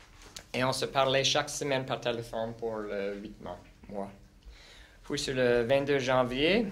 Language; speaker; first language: French; non-native, local second language; English